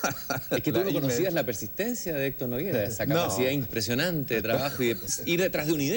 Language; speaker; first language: Spanish; native; Spanish